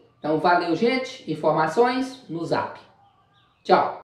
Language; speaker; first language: Portuguese; native; Portuguese